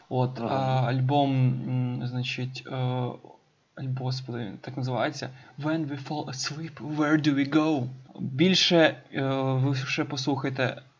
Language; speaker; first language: Ukrainian; native; Ukrainian